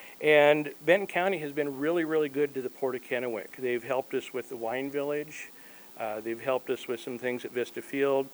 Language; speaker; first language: English; native; English